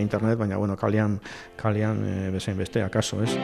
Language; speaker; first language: Basque; native; Basque